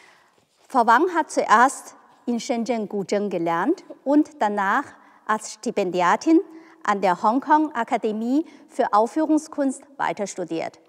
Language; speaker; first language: German; non-native, fluent; Chinese